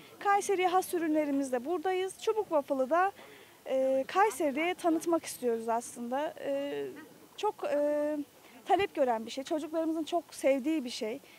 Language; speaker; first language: Turkish; native; Turkish